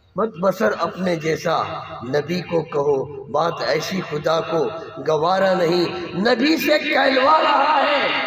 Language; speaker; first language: Urdu; non-native, local second language; Gujarati